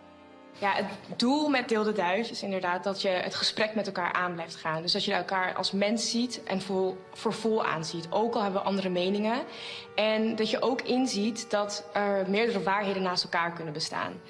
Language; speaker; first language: Dutch; native; Dutch